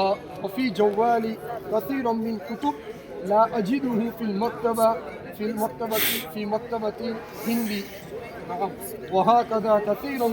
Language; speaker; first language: Arabic; non-native, learner; Urdu